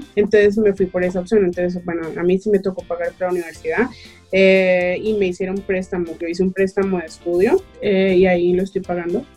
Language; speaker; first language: Spanish; native; Spanish